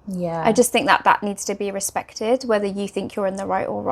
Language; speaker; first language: English; native; English